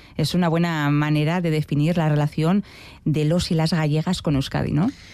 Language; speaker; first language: Spanish; native; Spanish